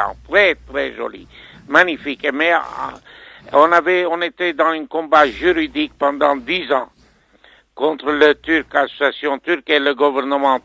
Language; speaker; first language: French; non-native, fluent; Armenian